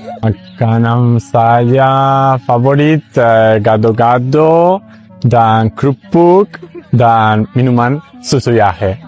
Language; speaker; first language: Indonesian; non-native, learner; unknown